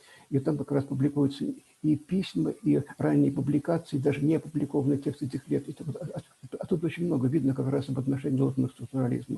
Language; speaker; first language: Russian; native; Russian